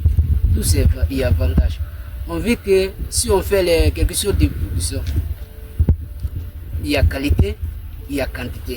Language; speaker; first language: French; non-native, learner; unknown